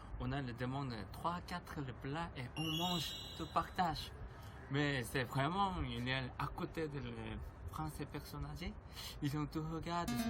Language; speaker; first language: French; non-native, learner; Korean